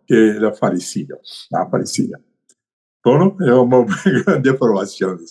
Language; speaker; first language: Portuguese; non-native, learner; Persian